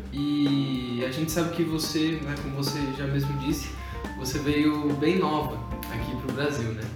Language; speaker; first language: Portuguese; native; Portuguese